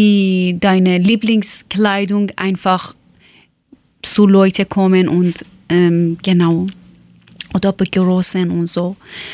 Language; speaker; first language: German; non-native, learner; Persian